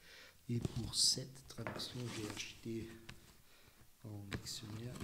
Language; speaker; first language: French; non-native, learner; German